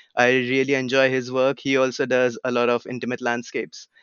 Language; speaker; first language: English; non-native, local second language; Marathi